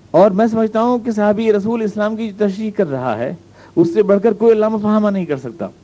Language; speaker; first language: Urdu; native; Urdu